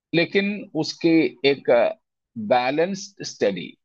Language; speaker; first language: Hindi; non-native, local second language; Malayalam